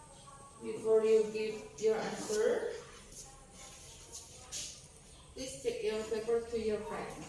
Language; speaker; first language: English; non-native, learner; Indonesian